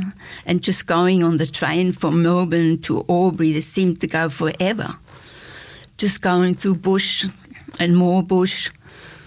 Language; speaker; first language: English; non-native, fluent; German